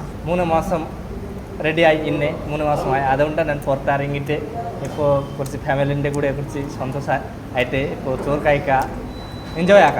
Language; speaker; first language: Malayalam; non-native, learner; Bangla